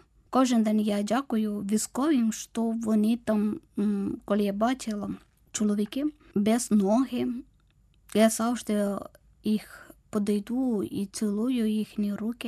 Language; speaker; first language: Ukrainian; non-native, learner; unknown